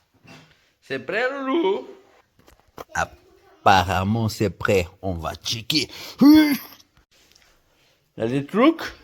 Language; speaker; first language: French; native; French